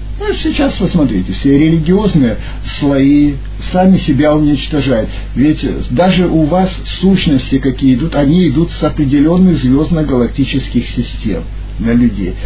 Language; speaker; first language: Russian; native; Russian